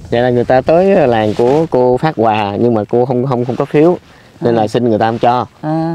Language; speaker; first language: Vietnamese; native; Vietnamese